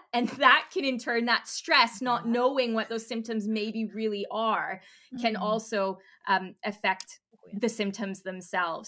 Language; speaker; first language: English; native; English